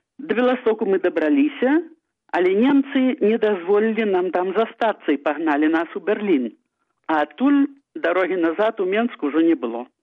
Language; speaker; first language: Belarusian; native; Belarusian